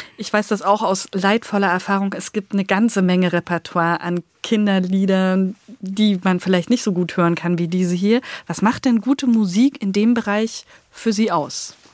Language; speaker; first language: German; native; German